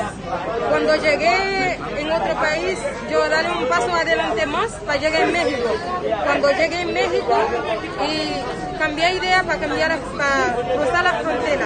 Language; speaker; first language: Spanish; non-native, learner; Haitian Creole